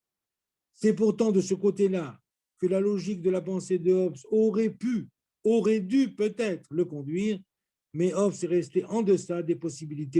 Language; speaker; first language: French; native; French